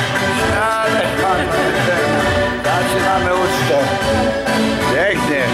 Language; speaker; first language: Polish; native; Polish